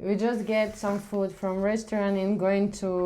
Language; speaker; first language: English; non-native, learner; Ukrainian